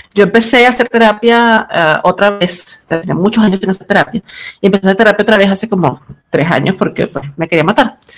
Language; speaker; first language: Spanish; native; Spanish